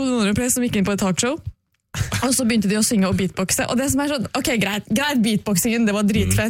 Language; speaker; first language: Norwegian; native; Norwegian